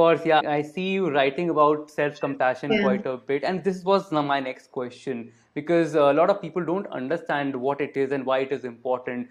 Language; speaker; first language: English; non-native, local second language; Hindi